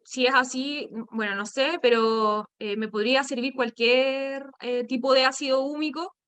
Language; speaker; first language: Spanish; native; Spanish